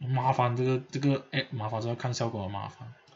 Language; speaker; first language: Chinese; native; Chinese